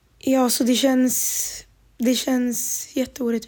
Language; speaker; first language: Swedish; early bilingual, other home language; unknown